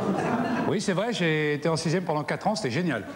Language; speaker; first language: French; native; French